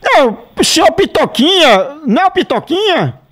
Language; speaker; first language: Portuguese; native; Portuguese